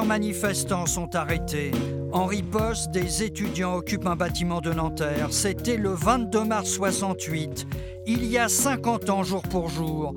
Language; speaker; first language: French; native; French